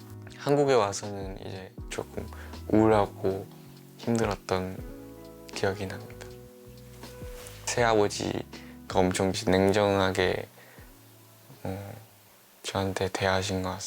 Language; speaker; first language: Korean; early bilingual, other home language; English